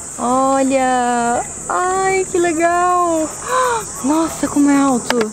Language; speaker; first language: Portuguese; native; Portuguese